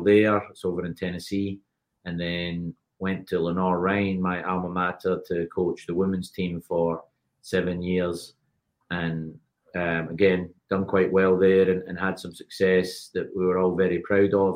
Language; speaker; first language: English; native; English